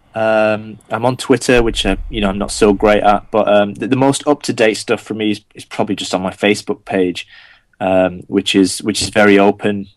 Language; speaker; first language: English; non-native, local second language; Gujarati